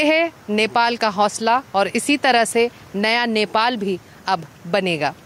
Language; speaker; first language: Hindi; native; Hindi